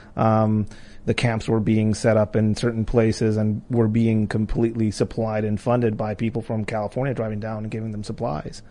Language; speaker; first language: English; non-native, fluent; Spanish